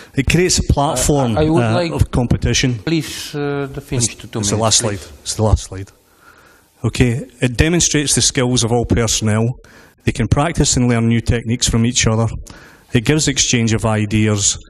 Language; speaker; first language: English; native; English